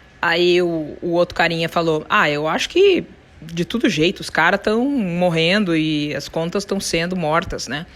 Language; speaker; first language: Portuguese; native; Portuguese